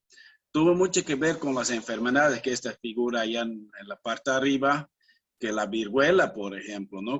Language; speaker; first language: Spanish; non-native, fluent; Dutch